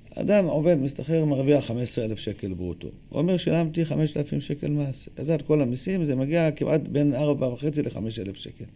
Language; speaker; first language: Hebrew; native; Hebrew